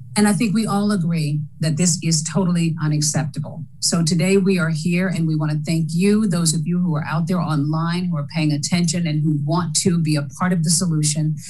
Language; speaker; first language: English; native; English